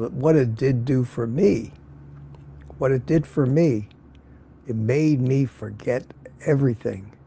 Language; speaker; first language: English; native; English